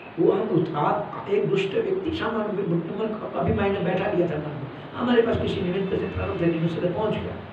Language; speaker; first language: Hindi; non-native, local second language; Malayalam